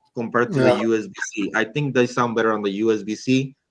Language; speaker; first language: English; non-native, fluent; Spanish